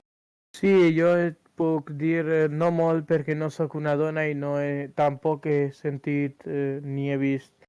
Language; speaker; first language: Catalan; early bilingual, other home language; Urdu